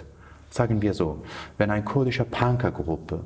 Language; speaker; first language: German; non-native, fluent; Kurdish